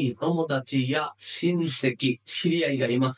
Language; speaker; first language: Japanese; non-native, fluent; Bangla